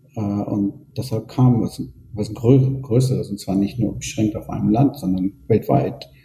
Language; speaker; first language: German; early bilingual, other home language; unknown